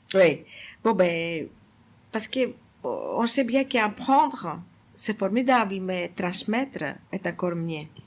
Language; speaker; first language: French; non-native, fluent; Greek